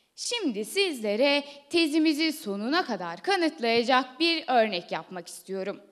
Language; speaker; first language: Turkish; native; Turkish